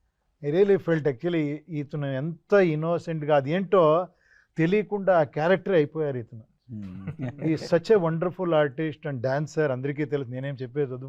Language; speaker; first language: Telugu; non-native, local second language; Kannada